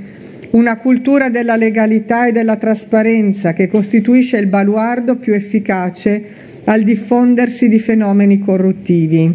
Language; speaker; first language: Italian; native; Italian